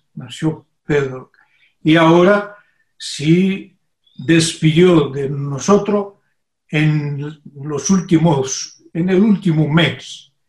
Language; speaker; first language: Spanish; non-native, fluent; Portuguese